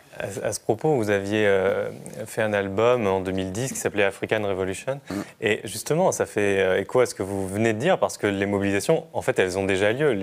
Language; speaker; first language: French; native; French